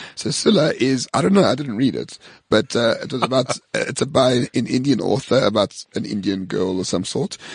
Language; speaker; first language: English; native; English